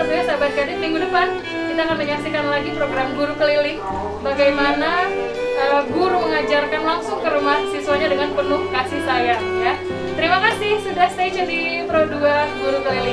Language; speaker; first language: Indonesian; native; Indonesian